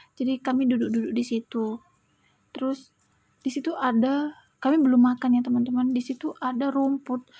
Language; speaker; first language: Indonesian; native; Indonesian